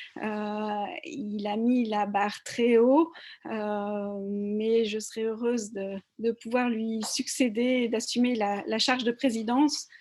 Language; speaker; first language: French; native; French